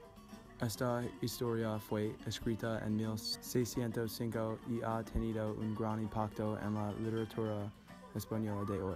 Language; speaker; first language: Spanish; non-native, learner; English